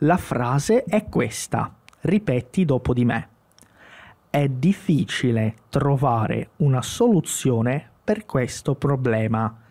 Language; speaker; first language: Italian; non-native, fluent; Portuguese